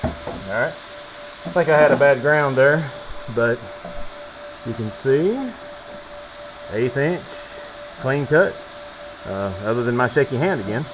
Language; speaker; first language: English; native; English